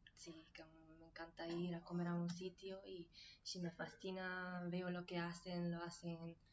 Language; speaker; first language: Spanish; non-native, fluent; Hungarian